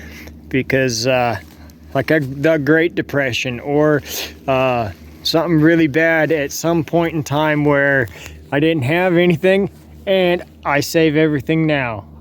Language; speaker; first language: English; native; English